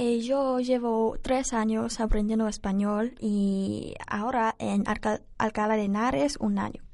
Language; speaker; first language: Spanish; non-native, learner; Chinese